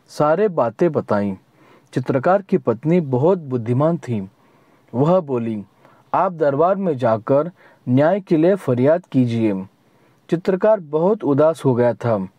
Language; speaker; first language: Hindi; non-native, local second language; Marathi